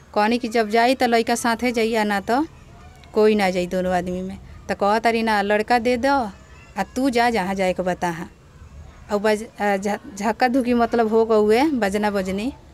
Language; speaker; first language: Hindi; native; Hindi